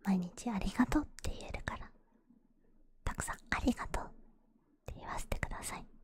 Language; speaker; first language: Japanese; non-native, fluent; English